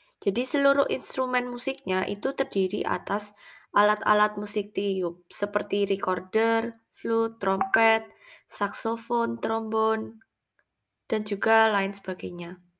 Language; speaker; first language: Indonesian; native; Indonesian